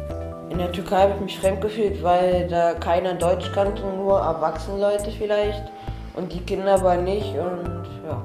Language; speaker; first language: German; early bilingual, other home language; Turkish